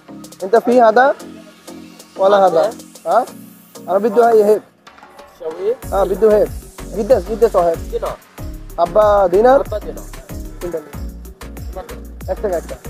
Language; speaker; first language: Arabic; non-native, learner; Bangla